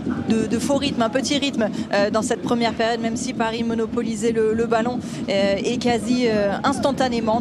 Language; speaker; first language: French; native; French